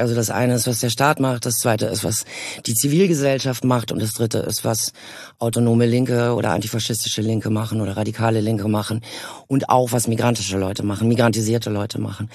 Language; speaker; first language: German; native; German